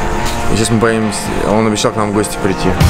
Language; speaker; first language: Russian; native; Russian